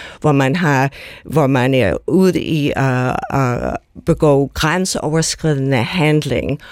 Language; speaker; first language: Danish; non-native, fluent; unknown